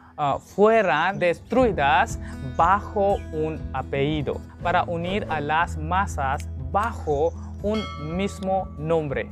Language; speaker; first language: Spanish; non-native, learner; Hindi